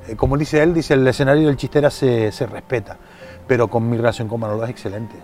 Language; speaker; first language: Spanish; native; Spanish